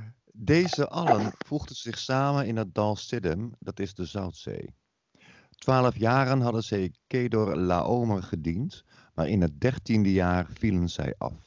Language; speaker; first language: Dutch; native; Dutch